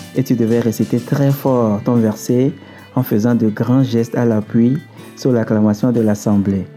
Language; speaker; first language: French; non-native, local second language; Ewe